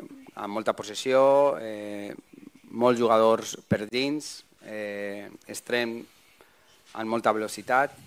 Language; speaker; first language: Catalan; non-native, learner; Spanish